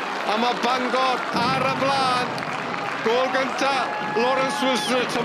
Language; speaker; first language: Welsh; native; Welsh